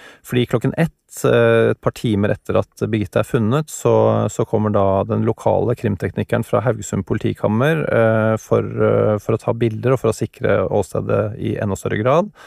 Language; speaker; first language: Norwegian; native; Norwegian